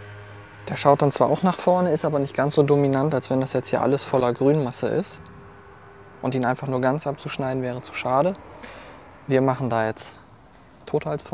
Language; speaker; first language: German; native; German